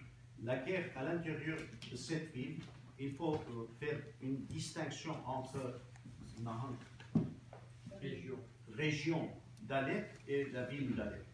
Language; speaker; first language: French; non-native, fluent; Armenian